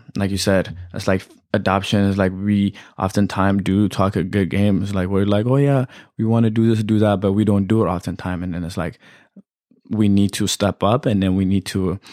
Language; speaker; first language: English; early bilingual, other home language; Amharic